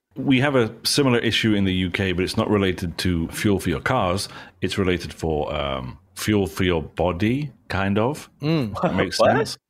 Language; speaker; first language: English; native; English